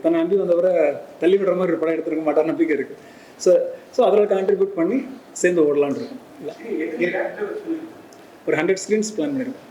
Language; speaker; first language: Tamil; native; Tamil